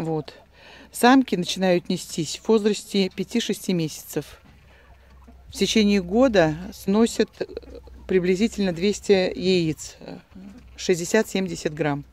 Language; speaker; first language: Russian; native; Russian